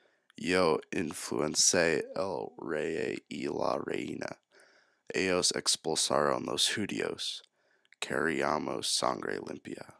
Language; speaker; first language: Spanish; non-native, learner; English